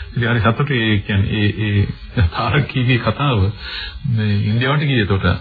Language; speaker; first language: Sinhala; native; Sinhala